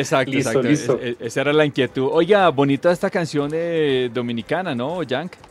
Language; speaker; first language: Spanish; native; Spanish